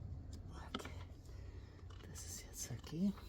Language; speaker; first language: German; non-native, learner; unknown